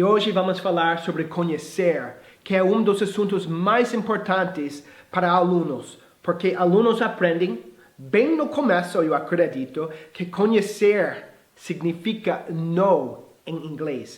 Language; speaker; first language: Portuguese; non-native, fluent; English